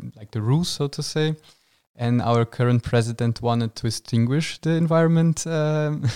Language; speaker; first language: English; non-native, fluent; Portuguese